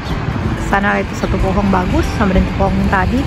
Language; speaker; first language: Indonesian; non-native, local second language; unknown